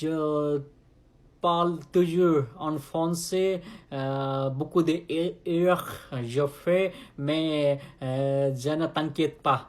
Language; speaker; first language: French; non-native, learner; Nepali